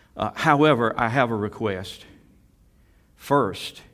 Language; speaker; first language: English; native; English